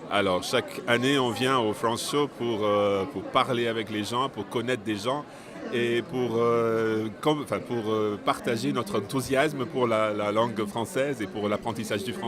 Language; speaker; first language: French; non-native, fluent; English